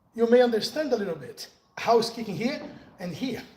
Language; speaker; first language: English; non-native, fluent; Portuguese